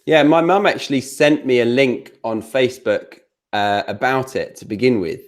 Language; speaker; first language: English; native; English